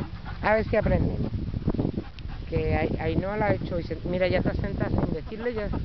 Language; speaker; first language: Spanish; native; Spanish